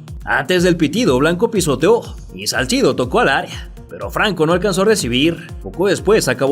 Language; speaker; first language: Spanish; native; Spanish